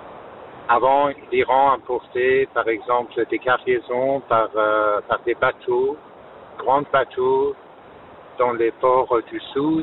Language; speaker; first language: French; non-native, fluent; Persian